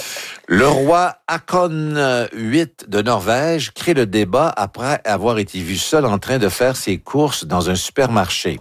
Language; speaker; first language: French; native; French